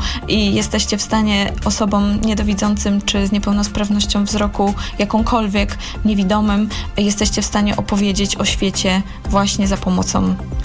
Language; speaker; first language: Polish; native; Polish